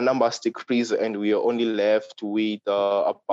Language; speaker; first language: English; non-native, local second language; Swati